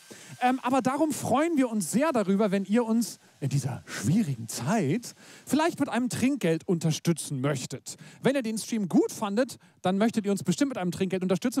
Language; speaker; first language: German; native; German